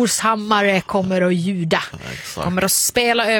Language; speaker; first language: Swedish; native; Swedish